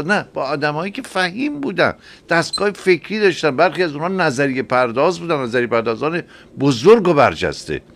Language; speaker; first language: Persian; native; Persian